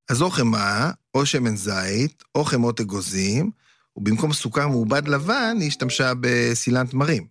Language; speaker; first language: Hebrew; native; Hebrew